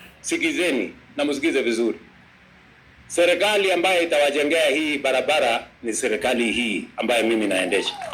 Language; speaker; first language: Swahili; non-native, local second language; Kalenjin